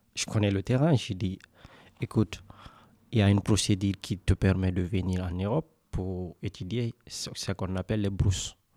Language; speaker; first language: French; non-native, local second language; Fula